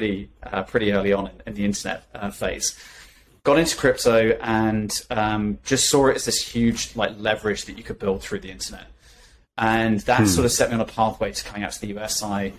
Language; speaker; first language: English; native; English